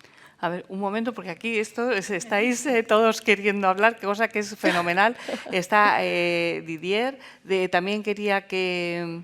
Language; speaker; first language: Spanish; native; Spanish